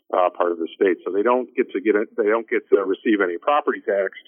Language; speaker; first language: English; native; English